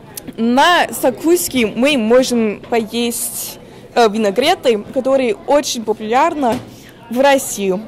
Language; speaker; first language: Russian; non-native, learner; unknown